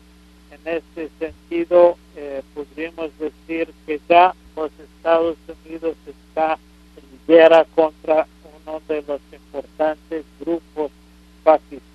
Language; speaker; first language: Spanish; non-native, fluent; English